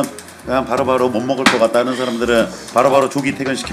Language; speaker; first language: Korean; native; Korean